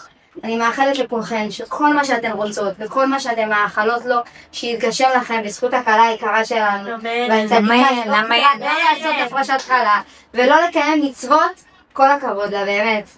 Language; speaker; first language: Hebrew; native; Hebrew